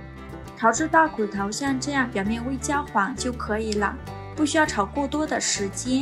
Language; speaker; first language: Chinese; native; Chinese